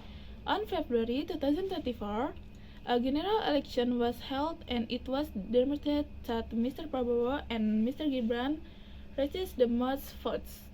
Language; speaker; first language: English; non-native, learner; Indonesian